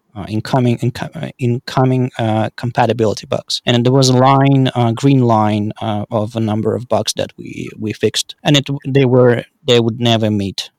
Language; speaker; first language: English; non-native, fluent; Russian